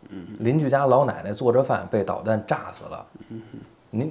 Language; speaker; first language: Chinese; native; Chinese